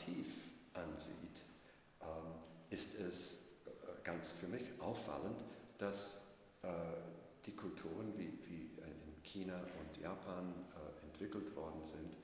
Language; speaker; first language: German; non-native, fluent; English